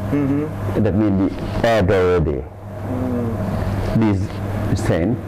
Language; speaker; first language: English; non-native, fluent; Thai